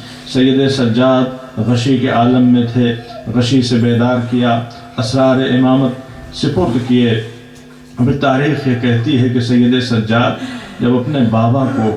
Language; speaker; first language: Urdu; native; Urdu